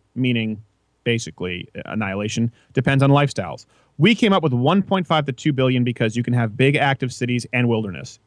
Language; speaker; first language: English; native; English